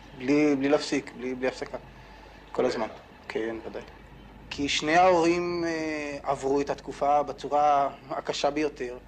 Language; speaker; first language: Hebrew; native; Hebrew